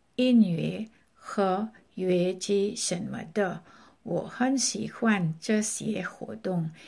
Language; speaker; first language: Chinese; non-native, fluent; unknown